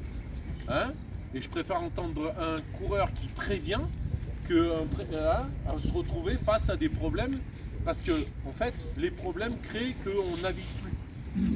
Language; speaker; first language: French; native; French